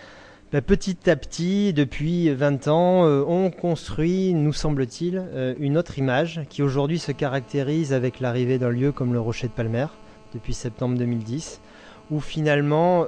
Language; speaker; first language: French; native; French